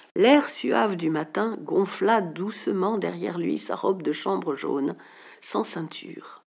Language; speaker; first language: French; native; French